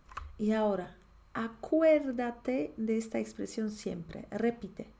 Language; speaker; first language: Spanish; non-native, fluent; Polish